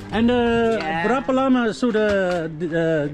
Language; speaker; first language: Indonesian; non-native, learner; English